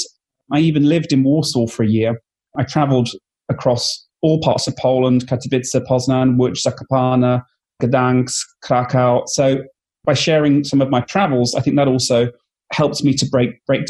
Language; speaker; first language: English; native; English